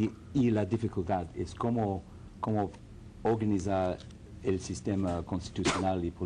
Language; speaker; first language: Spanish; non-native, fluent; English